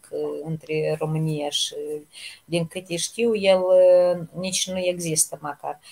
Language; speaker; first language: Romanian; native; Romanian